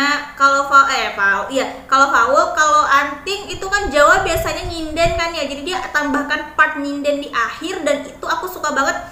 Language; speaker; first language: Indonesian; native; Indonesian